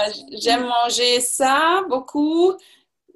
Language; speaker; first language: French; non-native, learner; German